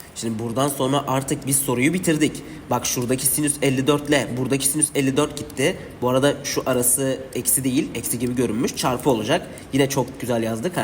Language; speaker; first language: Turkish; native; Turkish